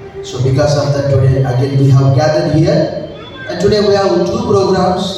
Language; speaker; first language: English; non-native, local second language; Telugu